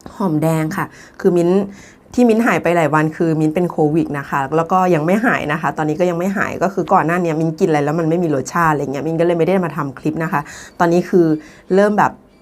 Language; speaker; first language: Thai; native; Thai